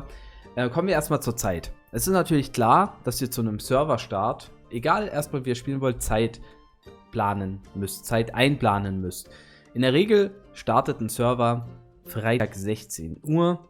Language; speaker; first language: German; native; German